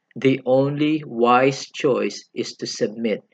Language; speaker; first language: English; non-native, local second language; Filipino